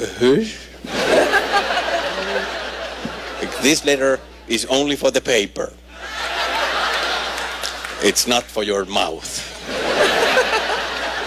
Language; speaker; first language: English; non-native, fluent; Finnish